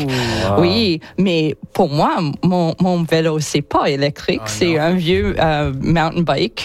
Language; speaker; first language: French; non-native, fluent; English